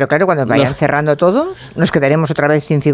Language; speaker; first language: Spanish; native; Spanish